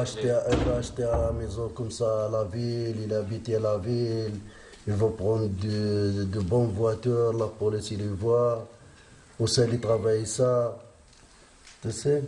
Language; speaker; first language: French; non-native, local second language; Arabic